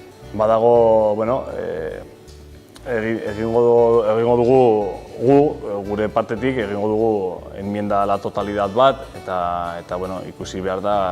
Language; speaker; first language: Basque; non-native, local second language; Spanish